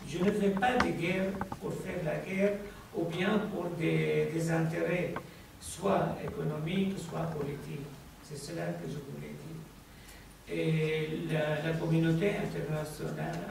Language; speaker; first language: French; non-native, fluent; Arabic